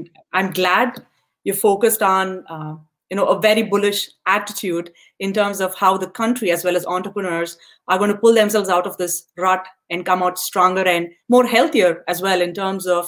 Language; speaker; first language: English; non-native, local second language; Tamil